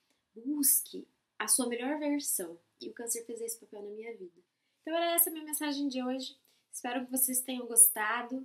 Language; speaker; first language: Portuguese; native; Portuguese